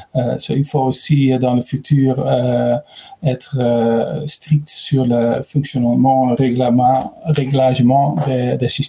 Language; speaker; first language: French; non-native, learner; Dutch